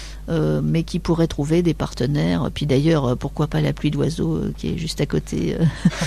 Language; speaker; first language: French; native; French